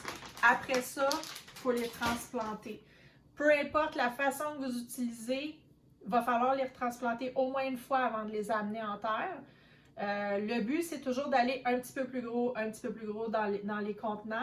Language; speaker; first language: French; native; French